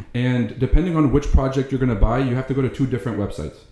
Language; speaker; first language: English; early bilingual, other home language; Arabic